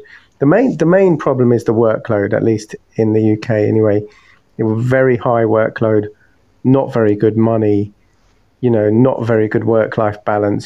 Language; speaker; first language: English; native; English